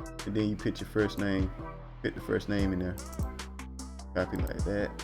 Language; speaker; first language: English; native; English